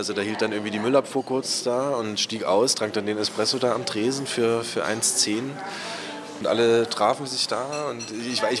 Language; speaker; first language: German; native; German